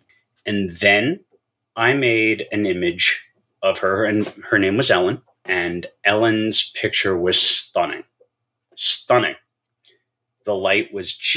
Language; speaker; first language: English; native; English